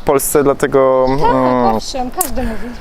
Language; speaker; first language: Polish; native; Polish